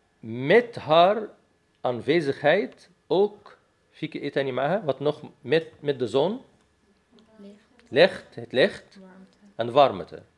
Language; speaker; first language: Dutch; non-native, fluent; Arabic